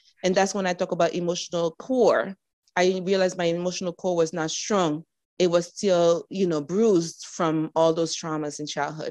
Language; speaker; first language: English; native; English